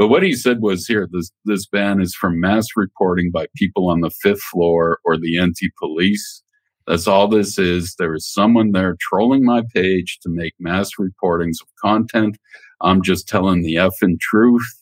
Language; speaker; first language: English; native; English